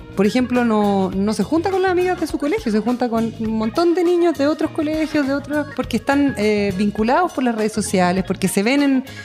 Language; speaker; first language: Spanish; native; Spanish